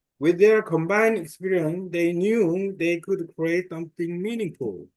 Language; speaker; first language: English; non-native, learner; Korean